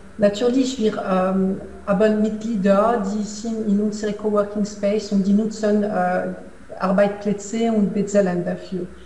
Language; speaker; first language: German; non-native, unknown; French